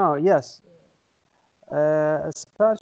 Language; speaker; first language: English; non-native, learner; Turkish